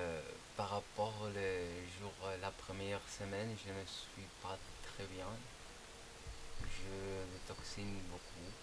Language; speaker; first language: French; non-native, learner; Spanish